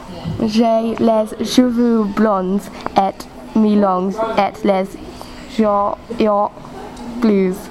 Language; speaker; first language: French; non-native, learner; English